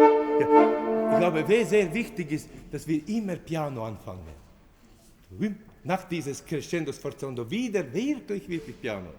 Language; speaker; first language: German; non-native, fluent; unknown